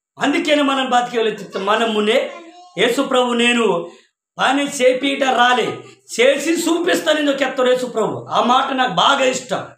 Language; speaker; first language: Telugu; non-native, local second language; Koya